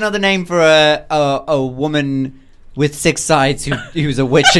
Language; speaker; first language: English; native; English